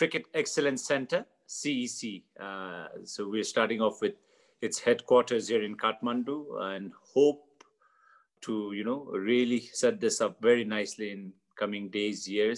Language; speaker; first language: English; non-native, local second language; Nepali